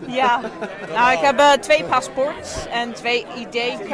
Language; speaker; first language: Dutch; non-native, fluent; English